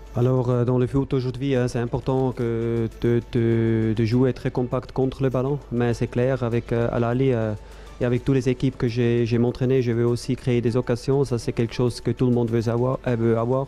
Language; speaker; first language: French; non-native, fluent; German